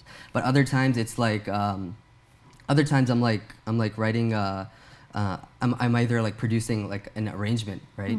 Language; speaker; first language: English; early bilingual, other home language; Urdu